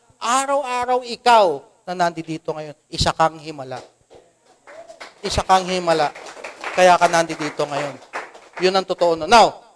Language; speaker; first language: Filipino; non-native, local second language; Cebuano